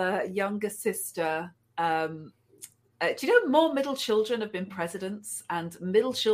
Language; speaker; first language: English; native; English